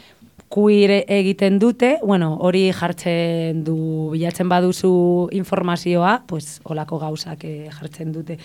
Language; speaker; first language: Basque; non-native, local second language; Spanish